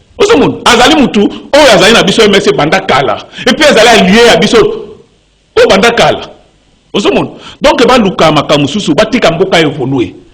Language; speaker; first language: Lingala; native; Lingala